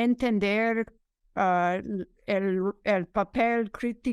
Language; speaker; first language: Spanish; non-native, fluent; English